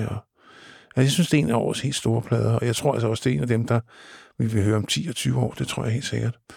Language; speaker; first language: Danish; native; Danish